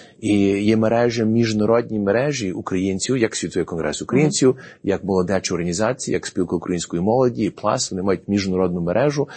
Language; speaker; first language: Ukrainian; early bilingual, heritage; Ukrainian